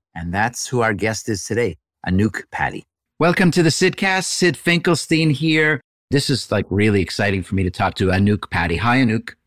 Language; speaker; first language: English; native; English